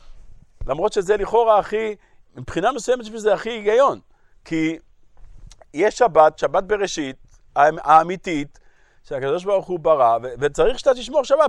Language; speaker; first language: Hebrew; native; Hebrew